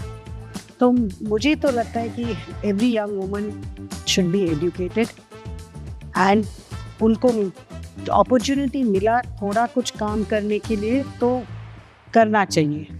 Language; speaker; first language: Hindi; non-native, local second language; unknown